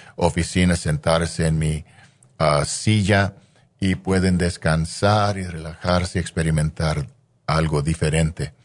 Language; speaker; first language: Spanish; non-native, fluent; English